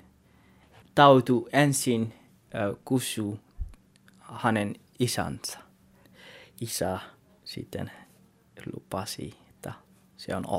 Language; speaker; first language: Finnish; non-native, learner; Tswana